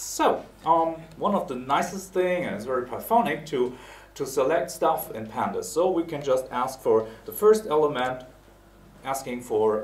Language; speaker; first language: English; non-native, fluent; German